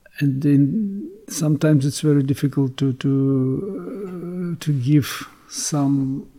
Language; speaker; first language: English; non-native, learner; Ukrainian